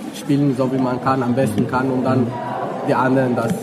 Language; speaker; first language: German; non-native, learner; Albanian